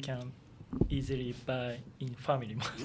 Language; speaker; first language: English; non-native, learner; Japanese